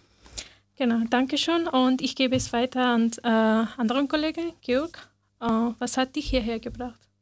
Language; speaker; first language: German; non-native, learner; Persian